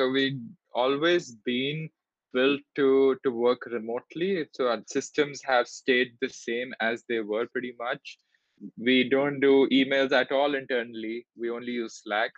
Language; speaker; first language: English; non-native, local second language; Hindi